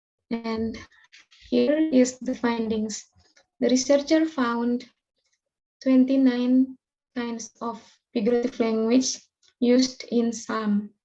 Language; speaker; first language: English; non-native, learner; Indonesian